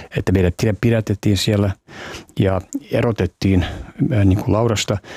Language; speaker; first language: Finnish; native; Finnish